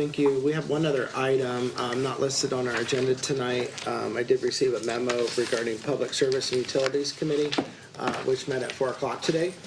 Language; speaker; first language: English; native; English